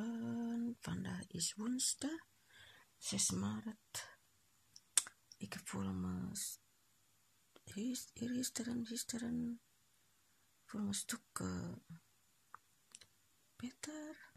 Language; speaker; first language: Dutch; non-native, local second language; Indonesian